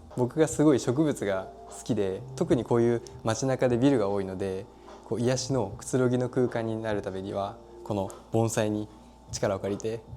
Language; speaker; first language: Japanese; native; Japanese